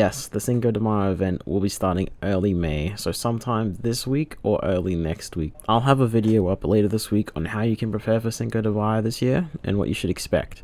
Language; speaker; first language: English; native; English